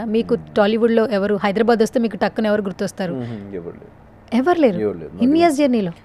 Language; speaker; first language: Telugu; native; Telugu